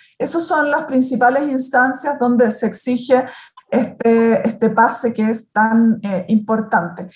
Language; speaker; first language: Spanish; native; Spanish